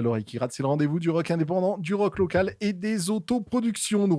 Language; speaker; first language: French; native; French